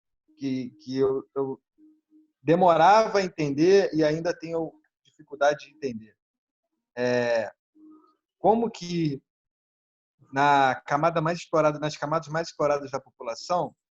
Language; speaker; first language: Portuguese; native; Portuguese